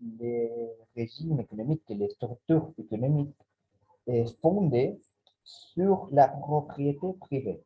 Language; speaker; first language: French; non-native, learner; Spanish